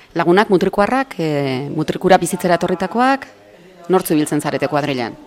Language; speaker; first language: Basque; native; Basque